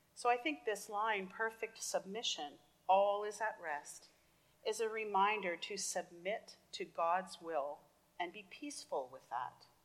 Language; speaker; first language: English; native; English